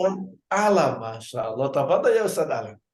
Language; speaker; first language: Arabic; non-native, fluent; Indonesian